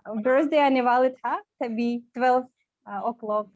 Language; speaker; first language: Hindi; non-native, learner; Russian